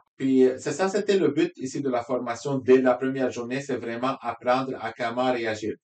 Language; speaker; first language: French; non-native, local second language; Arabic